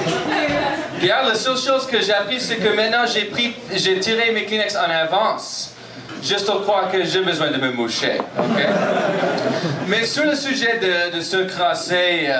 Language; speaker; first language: French; non-native, local second language; English